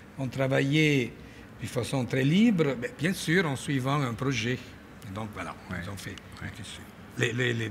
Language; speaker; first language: French; non-native, fluent; Italian